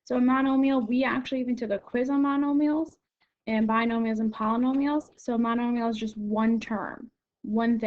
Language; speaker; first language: English; native; English